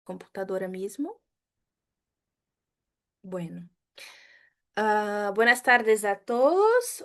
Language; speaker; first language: Spanish; non-native, fluent; Portuguese